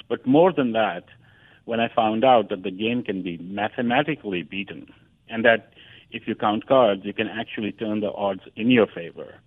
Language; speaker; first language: English; non-native, local second language; Hindi